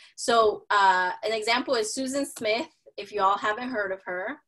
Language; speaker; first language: English; early bilingual, other home language; Spanish